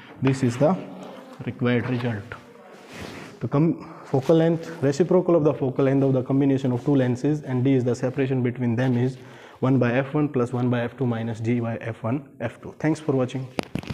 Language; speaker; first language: English; non-native, local second language; Hindi